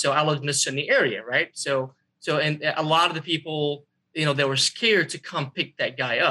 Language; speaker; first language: English; non-native, fluent; Arabic